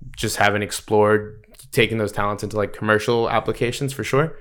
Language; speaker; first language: English; native; English